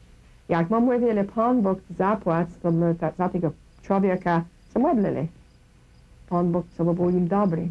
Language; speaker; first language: Polish; early bilingual, heritage; Kashubian